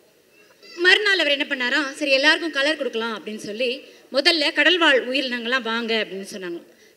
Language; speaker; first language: Tamil; native; Tamil